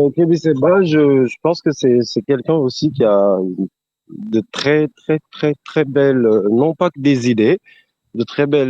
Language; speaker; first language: French; non-native, local second language; Wolof